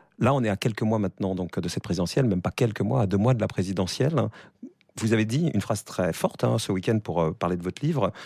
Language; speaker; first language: French; native; French